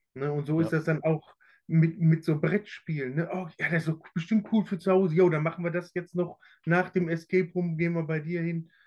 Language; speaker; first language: German; native; German